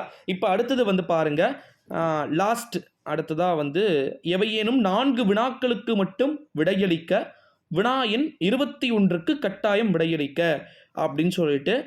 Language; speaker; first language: Tamil; native; Tamil